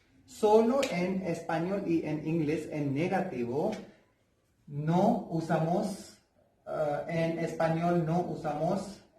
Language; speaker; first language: Spanish; non-native, learner; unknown